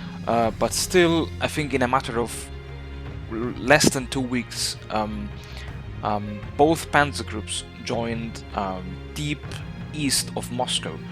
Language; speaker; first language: English; non-native, fluent; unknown